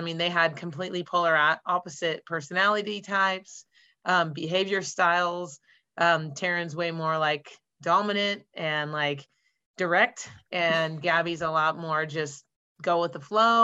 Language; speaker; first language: English; native; English